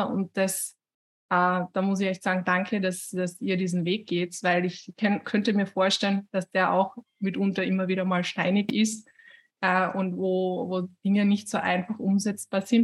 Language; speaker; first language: German; native; German